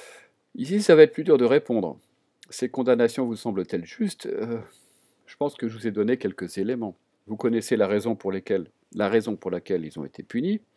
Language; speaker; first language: French; native; French